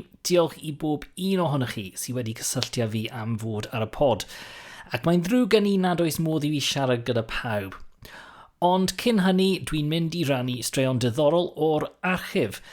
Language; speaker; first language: Welsh; non-native, fluent; English